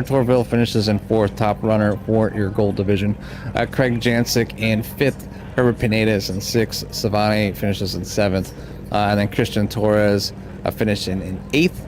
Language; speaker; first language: English; native; English